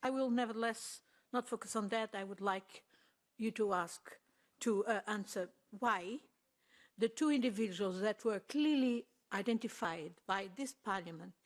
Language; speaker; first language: English; non-native, fluent; Portuguese